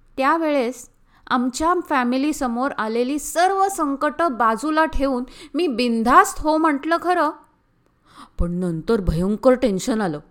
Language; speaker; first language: Marathi; early bilingual, heritage; Marathi